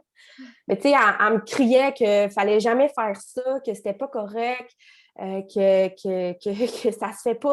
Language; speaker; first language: French; native; French